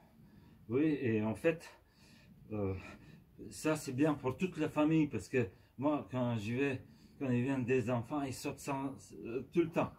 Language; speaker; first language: French; non-native, fluent; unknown